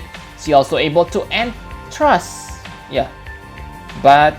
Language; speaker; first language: English; non-native, fluent; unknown